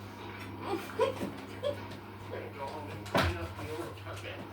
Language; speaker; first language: English; native; English